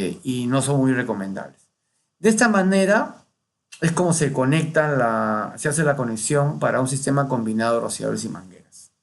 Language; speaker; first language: Spanish; native; Spanish